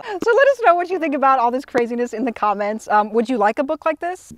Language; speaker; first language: English; native; English